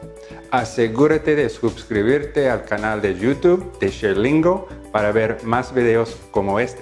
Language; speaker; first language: Spanish; non-native, fluent; English